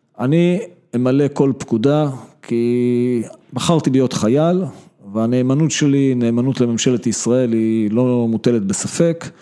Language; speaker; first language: Hebrew; native; Hebrew